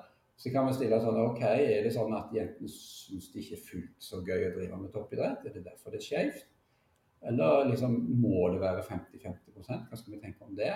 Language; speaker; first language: Norwegian; native; Norwegian